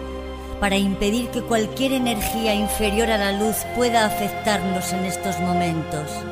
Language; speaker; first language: Spanish; native; Spanish